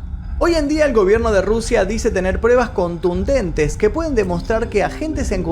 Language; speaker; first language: Spanish; native; Spanish